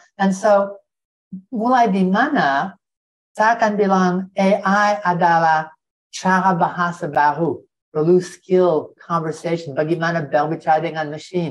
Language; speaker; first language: Indonesian; non-native, fluent; English